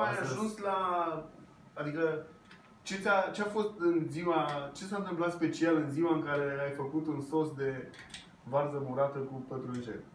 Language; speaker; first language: Romanian; native; Romanian